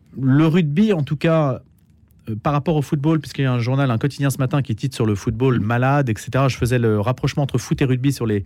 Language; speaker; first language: French; native; French